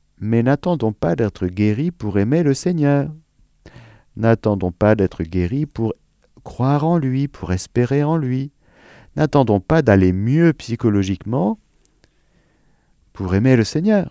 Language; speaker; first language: French; native; French